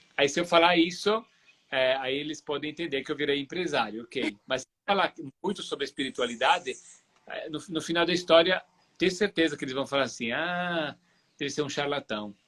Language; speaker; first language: Portuguese; non-native, fluent; Italian